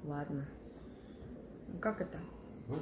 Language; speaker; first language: Russian; native; Russian